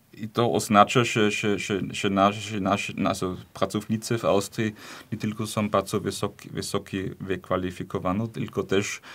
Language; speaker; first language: Polish; non-native, fluent; German